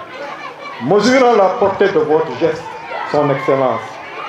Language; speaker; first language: French; non-native, local second language; Serer